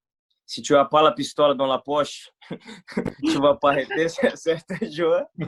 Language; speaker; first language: French; non-native, fluent; Portuguese